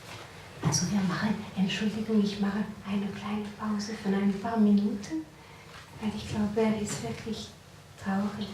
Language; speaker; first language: German; non-native, learner; French